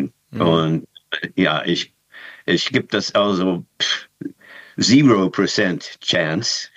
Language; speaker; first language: German; non-native, fluent; English